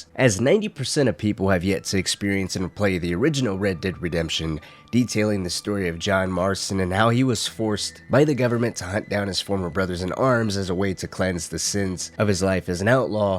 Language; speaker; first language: English; native; English